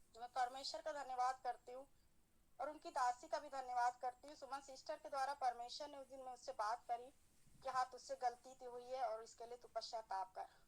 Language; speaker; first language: Hindi; native; Hindi